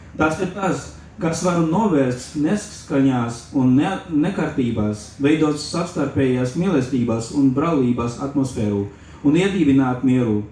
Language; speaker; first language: Latvian; non-native, learner; Urdu